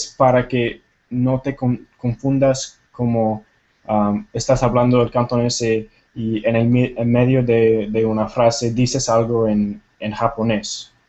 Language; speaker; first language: Spanish; non-native, fluent; Tamil